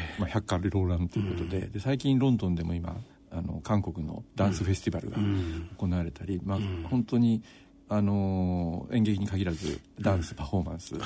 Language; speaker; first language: Japanese; native; Japanese